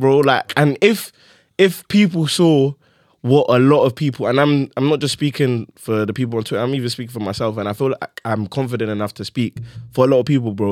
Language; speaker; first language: English; native; English